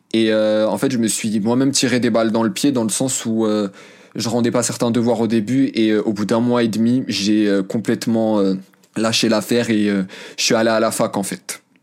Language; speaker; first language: French; early bilingual, other home language; Arabic